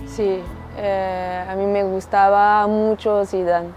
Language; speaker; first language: Spanish; non-native, learner; French